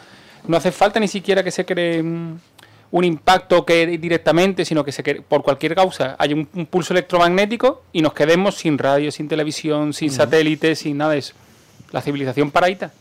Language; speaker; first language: Spanish; native; Spanish